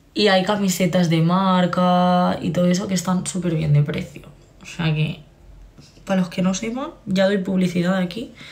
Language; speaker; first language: Spanish; native; Spanish